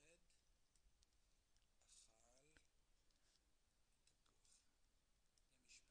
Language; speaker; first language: Hebrew; native; Hebrew